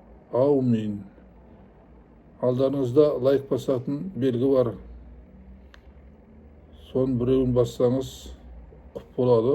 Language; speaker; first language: Kazakh; native; Kazakh